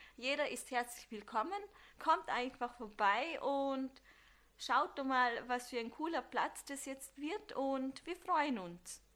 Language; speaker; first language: German; early bilingual, other home language; Turkish